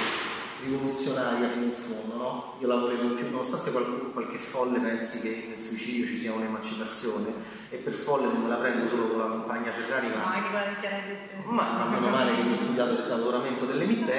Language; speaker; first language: Italian; native; Italian